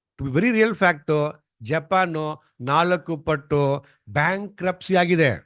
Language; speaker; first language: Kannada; non-native, local second language; Tamil